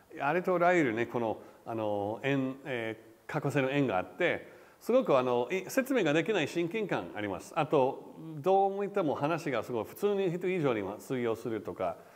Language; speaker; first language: Japanese; non-native, fluent; English